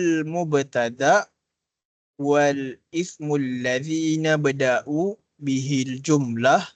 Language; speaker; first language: Arabic; non-native, learner; Malay